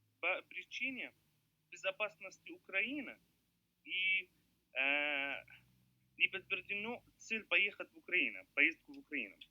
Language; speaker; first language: Russian; non-native, learner; Arabic